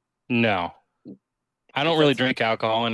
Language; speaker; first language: English; native; English